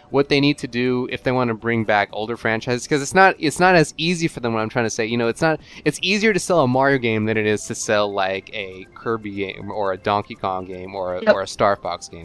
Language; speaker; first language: English; native; English